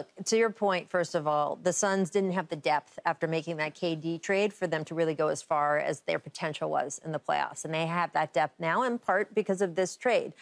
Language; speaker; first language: English; native; English